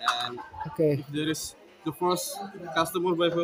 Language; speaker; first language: English; non-native, learner; Indonesian